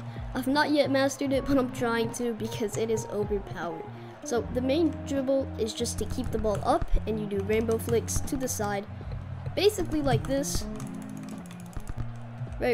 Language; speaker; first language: English; native; English